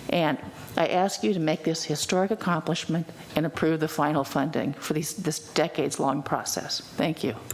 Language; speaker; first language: English; native; English